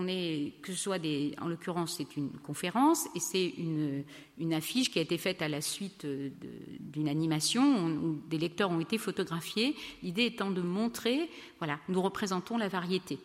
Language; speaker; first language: French; native; French